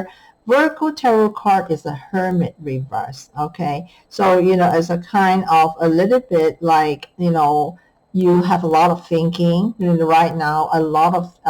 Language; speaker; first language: English; non-native, fluent; Chinese